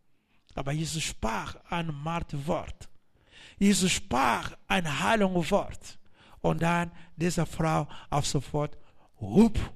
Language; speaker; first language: German; non-native, learner; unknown